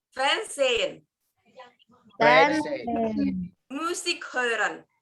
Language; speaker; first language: German; non-native, fluent; Indonesian